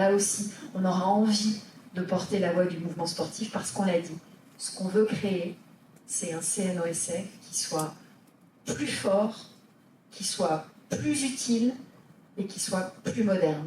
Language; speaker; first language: French; native; French